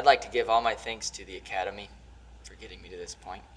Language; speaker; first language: English; native; English